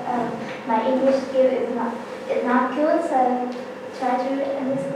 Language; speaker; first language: English; non-native, learner; Lao